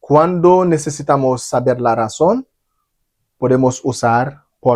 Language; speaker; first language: Spanish; non-native, fluent; Haitian Creole